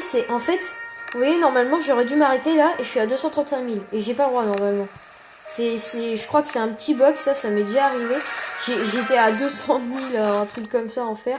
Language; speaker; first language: French; native; French